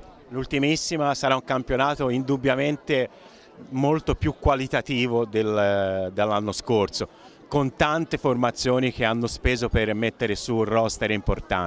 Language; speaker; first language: Italian; native; Italian